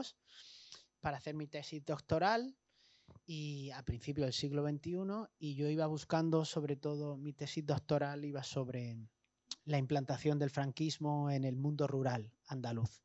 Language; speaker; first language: Spanish; native; Spanish